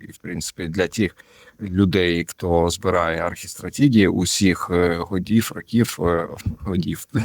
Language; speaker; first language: Ukrainian; non-native, local second language; Russian